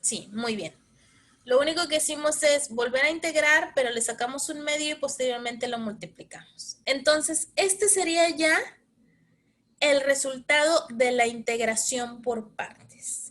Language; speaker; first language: Spanish; native; Spanish